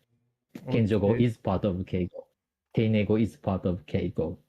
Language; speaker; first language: English; non-native, fluent; Japanese